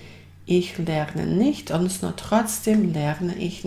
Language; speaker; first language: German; non-native, fluent; Bosnian